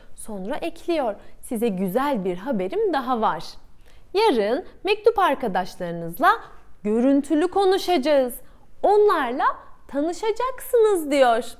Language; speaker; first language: Turkish; native; Turkish